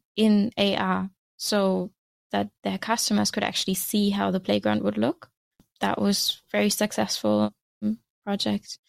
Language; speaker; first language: English; non-native, fluent; German